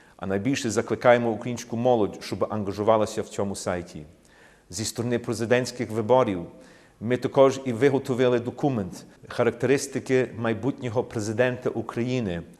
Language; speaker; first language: Ukrainian; early bilingual, heritage; Ukrainian